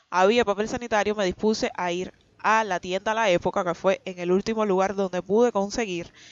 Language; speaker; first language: Spanish; native; Spanish